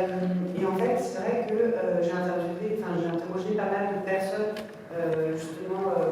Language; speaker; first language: French; native; French